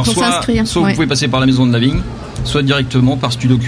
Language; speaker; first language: French; native; French